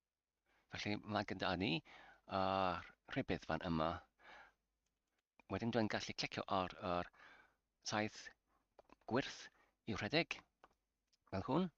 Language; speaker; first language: Welsh; non-native, learner; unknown